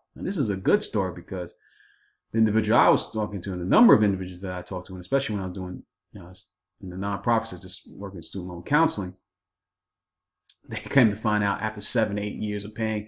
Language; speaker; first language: English; native; English